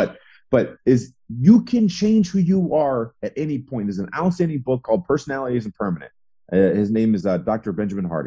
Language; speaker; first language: English; native; English